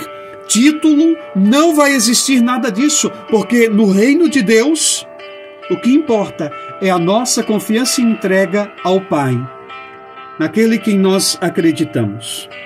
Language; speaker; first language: Portuguese; native; Portuguese